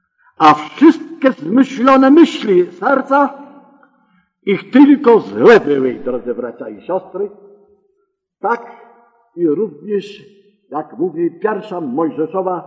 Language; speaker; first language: Polish; native; Polish